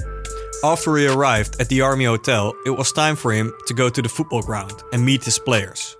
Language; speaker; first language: English; non-native, fluent; Dutch